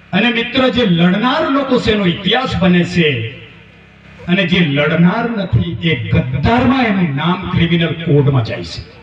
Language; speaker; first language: Gujarati; non-native, local second language; Rathawi